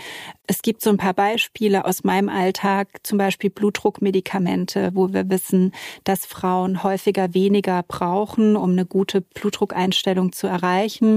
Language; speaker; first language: German; native; German